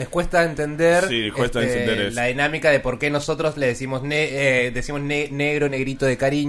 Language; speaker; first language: Spanish; native; Spanish